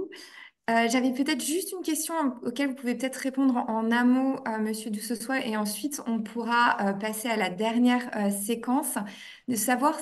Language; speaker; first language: French; native; French